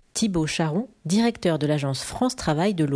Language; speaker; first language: French; native; French